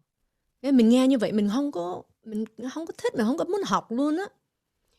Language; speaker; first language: Vietnamese; early bilingual, heritage; English